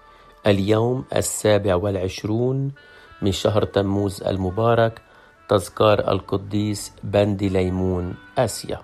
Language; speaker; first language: Arabic; native; Arabic